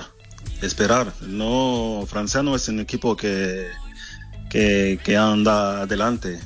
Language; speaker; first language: Spanish; non-native, fluent; French